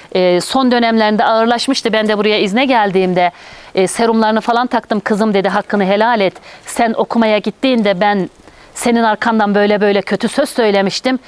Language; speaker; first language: Turkish; native; Turkish